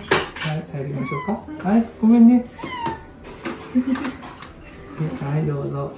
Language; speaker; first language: Japanese; native; Japanese